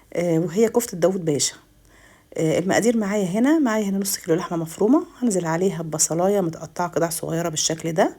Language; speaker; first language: Arabic; native; Arabic